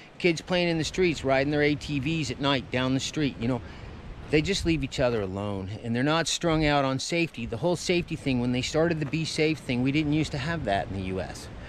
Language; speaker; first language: English; native; English